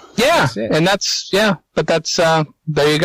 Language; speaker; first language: English; native; English